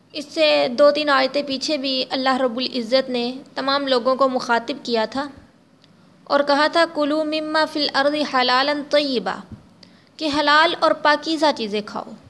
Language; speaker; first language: Urdu; native; Urdu